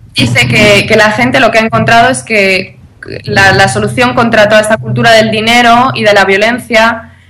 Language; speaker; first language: Spanish; native; Spanish